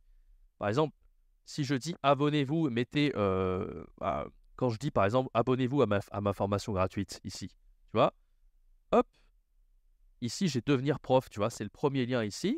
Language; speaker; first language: French; native; French